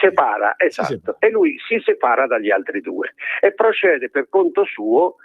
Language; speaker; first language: Italian; native; Italian